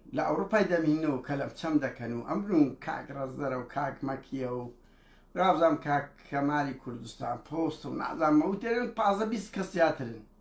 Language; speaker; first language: Central Kurdish; native; Central Kurdish